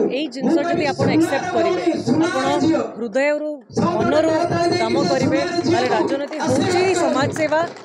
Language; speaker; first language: Odia; non-native, local second language; Urdu